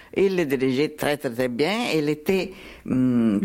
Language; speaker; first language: French; non-native, learner; Italian